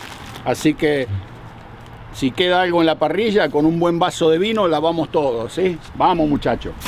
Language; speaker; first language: Spanish; native; Spanish